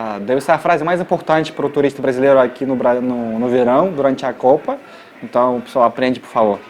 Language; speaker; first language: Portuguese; non-native, fluent; Russian